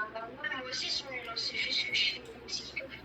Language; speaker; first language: French; native; French